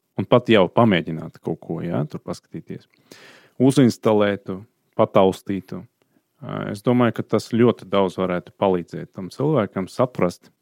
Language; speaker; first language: Latvian; non-native, fluent; Azerbaijani